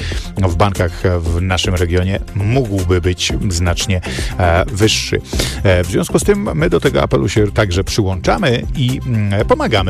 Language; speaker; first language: Polish; native; Polish